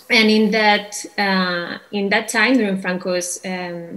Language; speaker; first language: English; non-native, fluent; Catalan